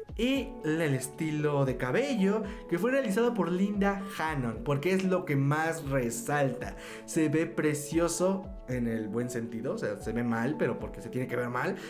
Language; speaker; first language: Spanish; native; Spanish